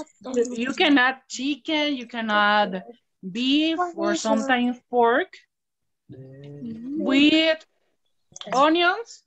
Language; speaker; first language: English; non-native, learner; Spanish